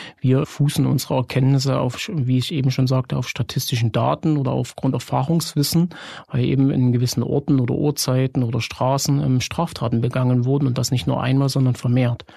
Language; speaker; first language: German; native; German